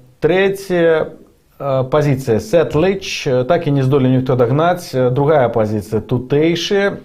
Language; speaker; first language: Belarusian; non-native, local second language; Russian